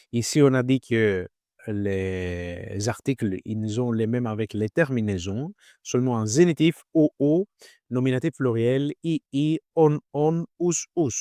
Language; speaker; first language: French; non-native, learner; Greek